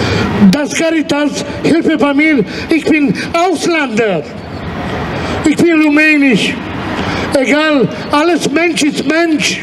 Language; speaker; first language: German; non-native, learner; Romanian